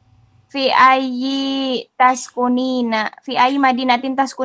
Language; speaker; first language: Arabic; non-native, learner; Indonesian